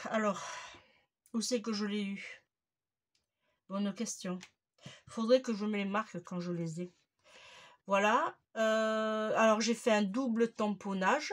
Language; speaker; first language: French; native; French